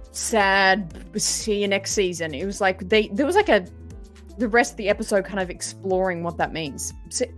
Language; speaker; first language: English; native; English